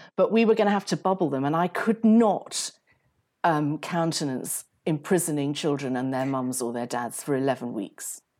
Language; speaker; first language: English; native; English